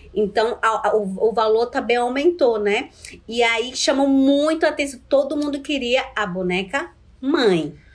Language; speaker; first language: Portuguese; non-native, local second language; Ticuna